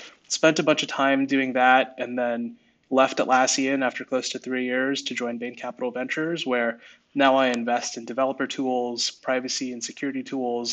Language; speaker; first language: English; native; English